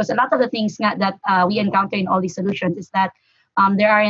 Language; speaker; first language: English; non-native, local second language; Hiligaynon